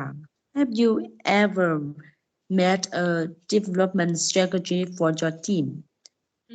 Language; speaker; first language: English; non-native, learner; Vietnamese